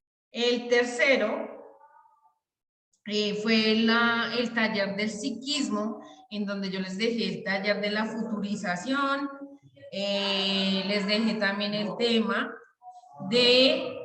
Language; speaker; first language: Spanish; native; Spanish